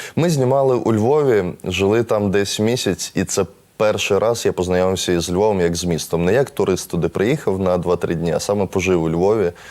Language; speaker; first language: Ukrainian; non-native, local second language; Russian